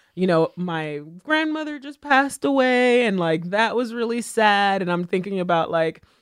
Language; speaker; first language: English; early bilingual, other home language; Haitian Creole